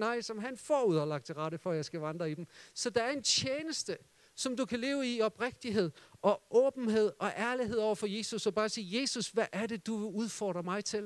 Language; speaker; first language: Danish; native; Danish